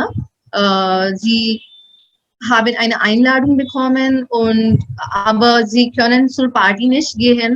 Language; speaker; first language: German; non-native, learner; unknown